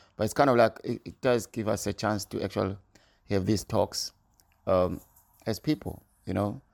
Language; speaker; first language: English; non-native, local second language; North Ndebele